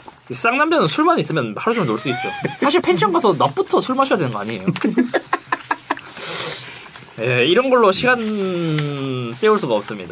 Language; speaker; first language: Korean; native; Korean